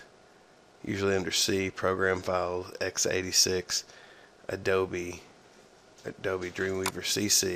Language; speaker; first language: English; native; English